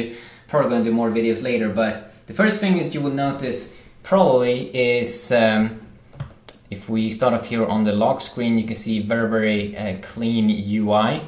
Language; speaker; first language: English; non-native, fluent; Swedish